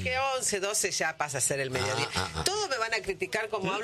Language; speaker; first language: Spanish; native; Spanish